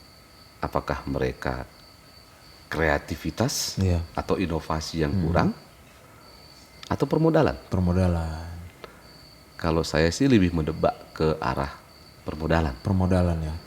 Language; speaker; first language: Indonesian; native; Indonesian